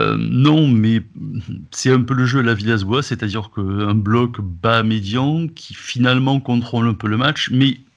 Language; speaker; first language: French; native; French